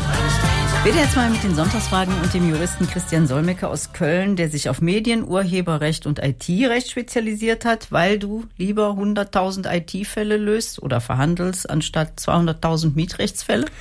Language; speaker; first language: German; native; German